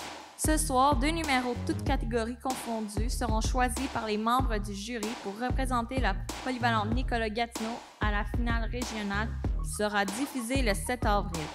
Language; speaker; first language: French; native; French